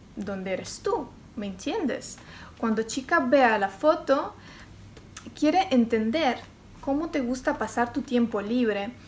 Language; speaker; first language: Spanish; non-native, learner; Ukrainian